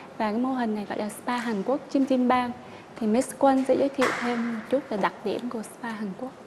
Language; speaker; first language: Vietnamese; native; Vietnamese